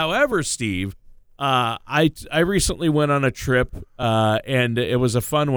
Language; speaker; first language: English; native; English